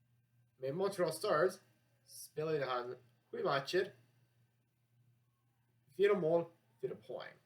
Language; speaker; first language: Swedish; non-native, learner; English